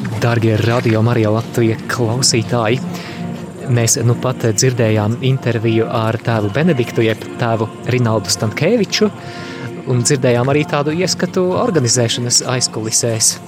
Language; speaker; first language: Latvian; native; Latvian